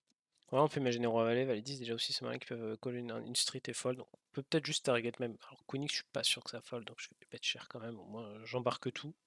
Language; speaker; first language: French; native; French